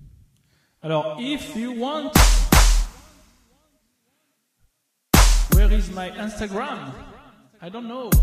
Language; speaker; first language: English; non-native, learner; French